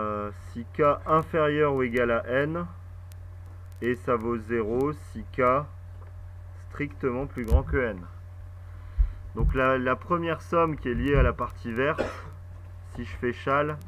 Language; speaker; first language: French; native; French